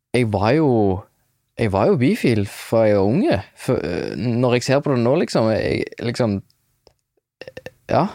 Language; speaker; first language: Norwegian; native; Norwegian